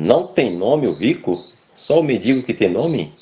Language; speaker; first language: Portuguese; native; Portuguese